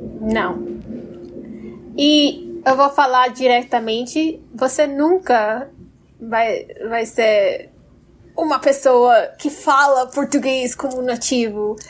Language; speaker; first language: Portuguese; non-native, fluent; English